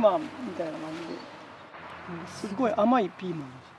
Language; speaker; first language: Japanese; native; Japanese